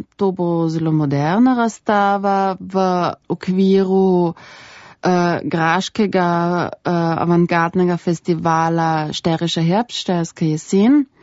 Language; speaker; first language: Slovenian; early bilingual, heritage; German